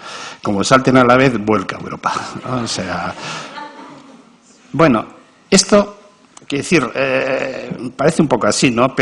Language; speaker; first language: Spanish; native; Spanish